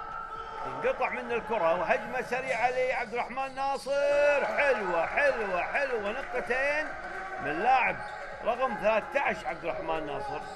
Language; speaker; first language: Arabic; native; Arabic